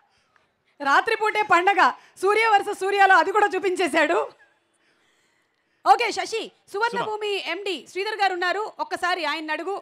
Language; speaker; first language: Telugu; native; Telugu